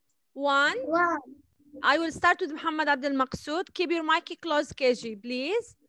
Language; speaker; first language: English; non-native, fluent; Arabic